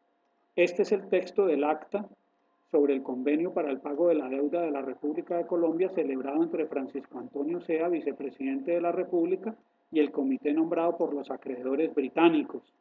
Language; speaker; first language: Spanish; native; Spanish